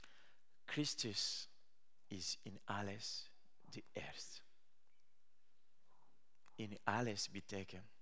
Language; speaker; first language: Dutch; non-native, learner; Rundi